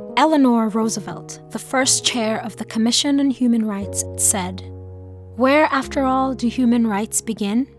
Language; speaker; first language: English; non-native, local second language; Hausa